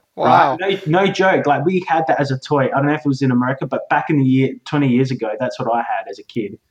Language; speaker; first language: English; native; English